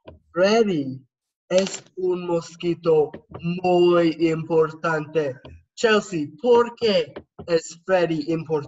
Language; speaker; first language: Spanish; non-native, fluent; English